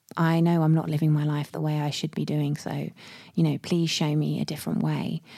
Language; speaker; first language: English; native; English